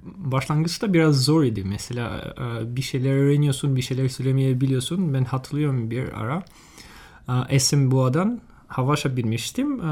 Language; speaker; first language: Turkish; non-native, fluent; Albanian